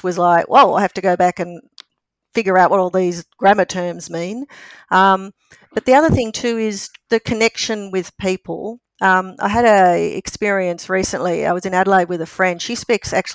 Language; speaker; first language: English; native; English